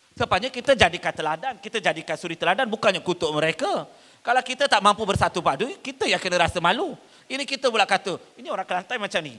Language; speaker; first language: Malay; non-native, local second language; Tamil